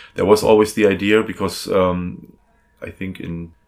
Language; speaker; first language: English; non-native, fluent; German